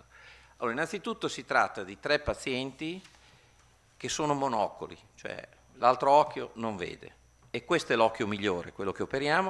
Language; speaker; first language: Italian; native; Italian